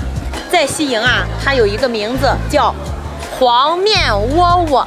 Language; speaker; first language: Chinese; native; Chinese